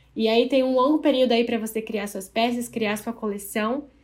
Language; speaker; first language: Portuguese; native; Portuguese